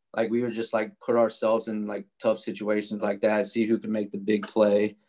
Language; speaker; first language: English; native; English